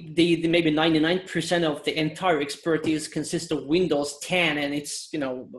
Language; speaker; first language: English; non-native, fluent; Turkish